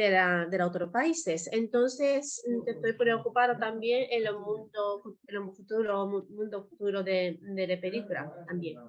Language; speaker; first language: Spanish; non-native, learner; Japanese